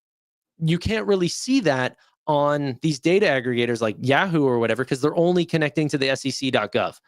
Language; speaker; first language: English; native; English